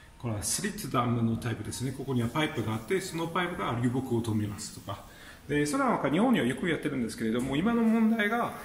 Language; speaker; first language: Japanese; non-native, fluent; French